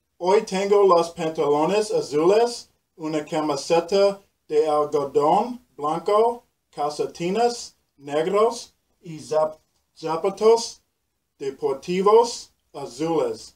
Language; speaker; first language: Spanish; non-native, learner; English